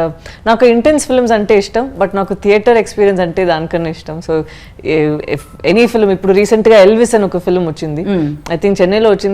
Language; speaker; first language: Telugu; non-native, fluent; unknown